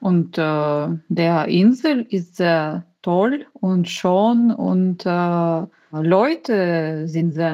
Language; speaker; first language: German; non-native, learner; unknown